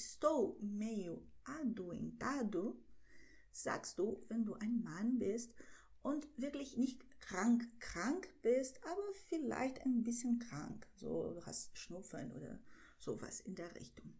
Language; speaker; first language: German; non-native, fluent; Portuguese